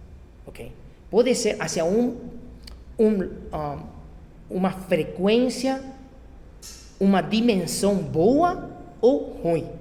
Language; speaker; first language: Portuguese; non-native, fluent; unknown